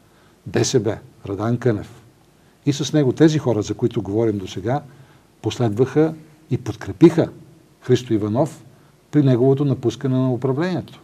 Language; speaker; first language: Bulgarian; native; Bulgarian